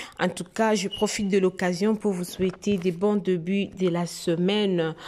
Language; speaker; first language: French; non-native, local second language; Lingala